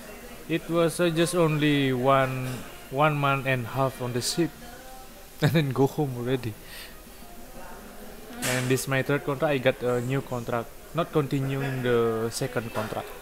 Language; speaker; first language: English; non-native, learner; Indonesian